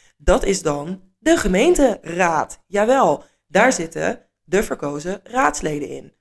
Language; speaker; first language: Dutch; native; Dutch